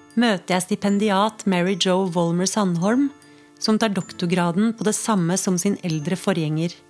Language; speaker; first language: Norwegian; native; Norwegian